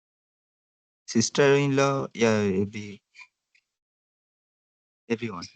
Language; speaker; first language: English; non-native, learner; Bangla